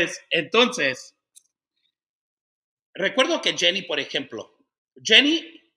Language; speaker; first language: Spanish; early bilingual, heritage; Spanish